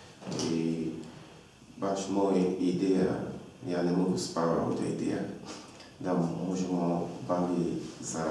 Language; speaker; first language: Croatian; non-native, learner; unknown